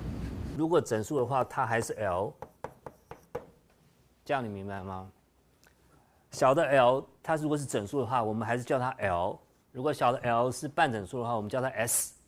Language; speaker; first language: Chinese; native; Chinese